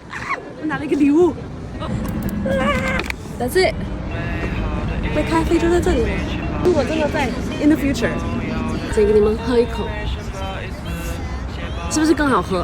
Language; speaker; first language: Chinese; non-native, fluent; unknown